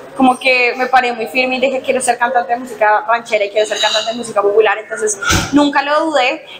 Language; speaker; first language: Spanish; native; Spanish